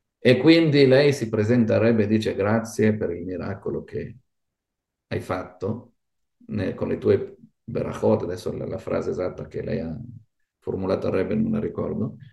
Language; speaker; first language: Italian; non-native, fluent; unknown